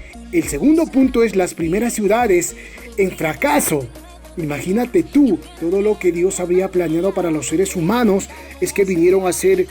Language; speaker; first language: Spanish; native; Spanish